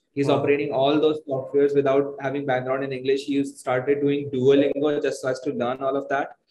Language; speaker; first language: English; non-native, local second language; Hindi